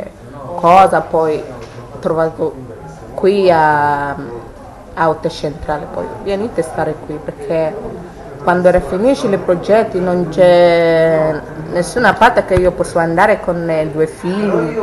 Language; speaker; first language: Italian; non-native, learner; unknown